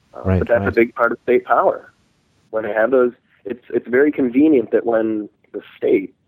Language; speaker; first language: English; early bilingual, other home language; Hindi